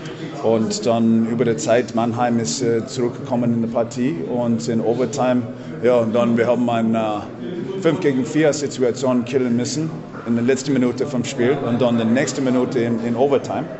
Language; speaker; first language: German; non-native, fluent; English